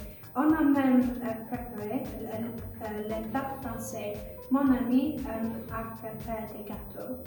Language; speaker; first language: French; non-native, learner; English